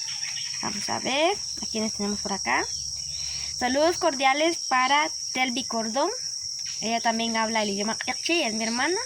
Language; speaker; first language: Spanish; non-native, local second language; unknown